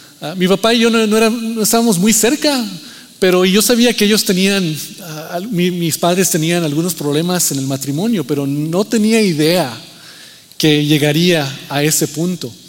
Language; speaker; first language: Spanish; early bilingual, heritage; Spanish